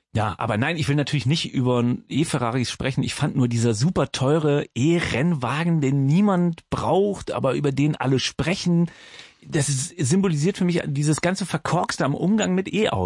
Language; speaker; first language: German; native; German